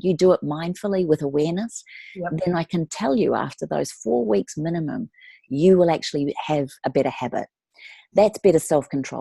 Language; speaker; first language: English; native; English